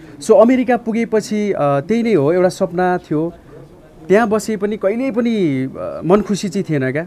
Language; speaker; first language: Nepali; native; Nepali